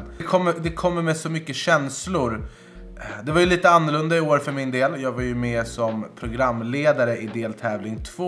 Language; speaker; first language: Swedish; native; Swedish